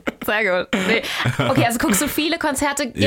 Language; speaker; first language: German; native; German